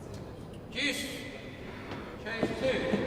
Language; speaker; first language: English; native; English